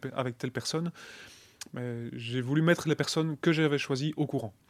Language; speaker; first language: French; native; French